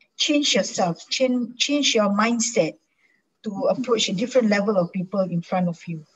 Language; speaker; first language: English; non-native, local second language; Malay